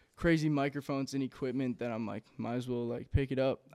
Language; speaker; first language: English; native; English